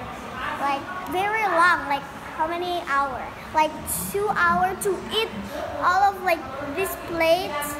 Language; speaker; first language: English; early bilingual, other home language; Indonesian